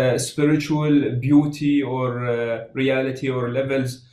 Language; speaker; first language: English; non-native, fluent; Arabic